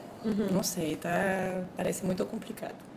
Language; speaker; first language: Portuguese; non-native, fluent; French